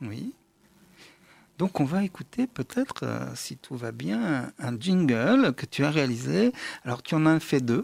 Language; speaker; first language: French; native; French